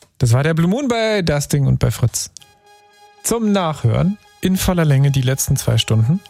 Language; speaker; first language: German; native; German